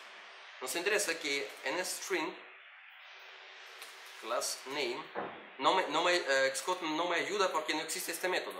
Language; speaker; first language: Spanish; non-native, learner; Russian